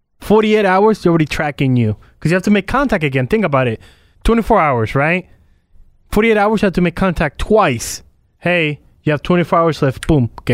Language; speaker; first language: English; native; English